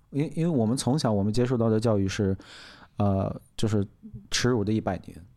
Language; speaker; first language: Chinese; native; Chinese